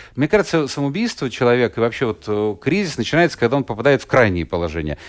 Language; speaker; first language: Russian; native; Russian